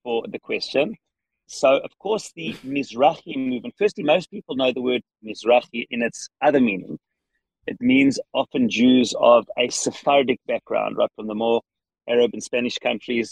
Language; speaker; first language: English; native; English